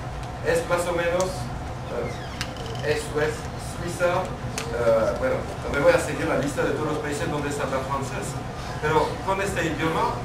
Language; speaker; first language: Spanish; non-native, fluent; French